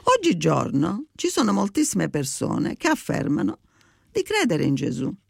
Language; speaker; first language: Italian; early bilingual, heritage; Italian